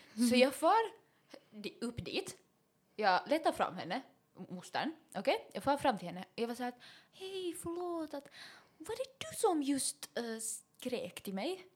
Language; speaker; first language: Swedish; native; Swedish